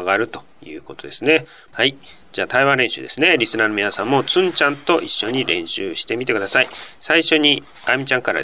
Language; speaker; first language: Japanese; native; Japanese